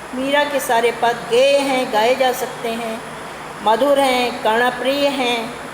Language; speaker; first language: Hindi; native; Hindi